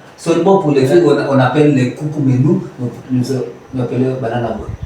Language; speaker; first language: French; non-native, learner; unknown